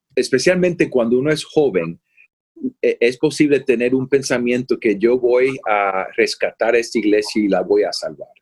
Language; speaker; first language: Spanish; early bilingual, heritage; Spanish